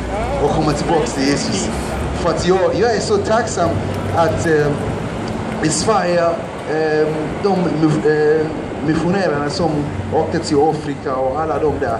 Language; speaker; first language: Swedish; non-native, fluent; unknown